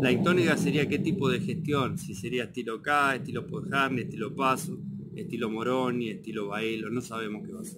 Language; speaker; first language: Spanish; native; Spanish